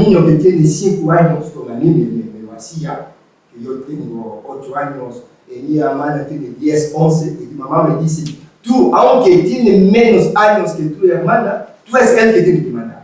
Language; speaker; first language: Spanish; non-native, fluent; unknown